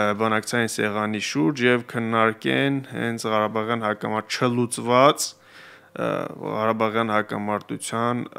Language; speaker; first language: Armenian; native; Armenian